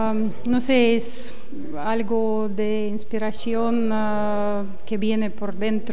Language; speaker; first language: Spanish; non-native, learner; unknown